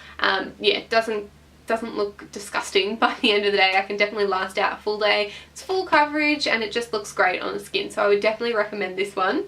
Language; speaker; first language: English; native; English